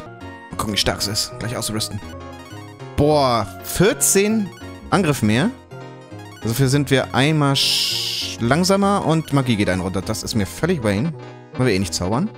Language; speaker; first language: German; native; German